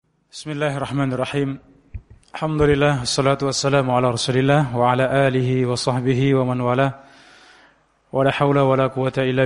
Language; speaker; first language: Arabic; non-native, fluent; Indonesian